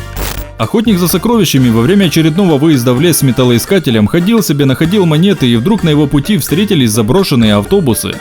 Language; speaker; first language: Russian; native; Russian